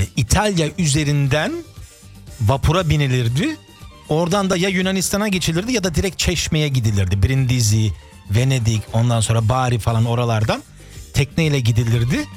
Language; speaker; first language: Turkish; early bilingual, heritage; Turkish